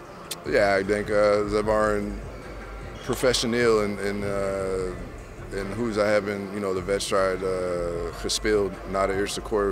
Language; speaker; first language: Dutch; non-native, fluent; English